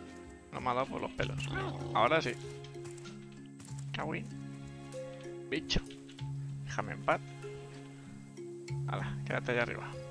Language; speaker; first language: Spanish; native; Spanish